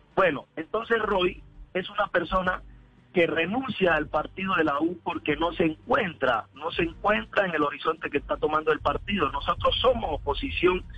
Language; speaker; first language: Spanish; native; Spanish